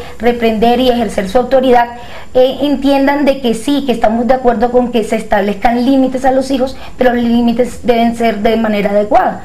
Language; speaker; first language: Spanish; native; Spanish